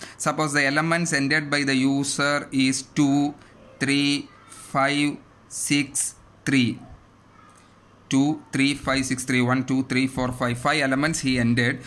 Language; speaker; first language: English; non-native, local second language; Malayalam